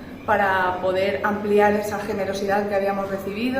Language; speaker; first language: Spanish; native; Spanish